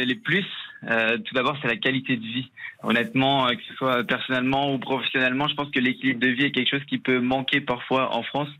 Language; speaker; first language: French; native; French